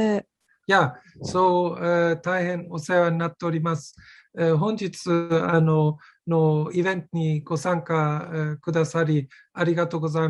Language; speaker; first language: Japanese; non-native, fluent; German